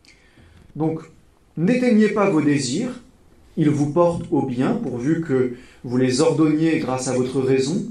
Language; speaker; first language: French; native; French